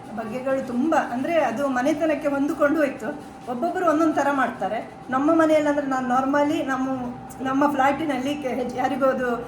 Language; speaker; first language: Kannada; non-native, local second language; Konkani